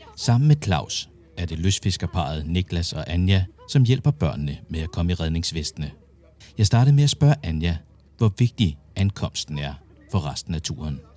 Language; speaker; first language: Danish; native; Danish